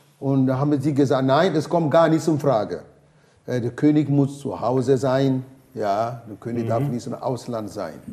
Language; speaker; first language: German; non-native, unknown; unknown